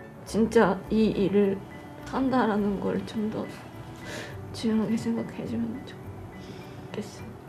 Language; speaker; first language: Korean; non-native, fluent; Japanese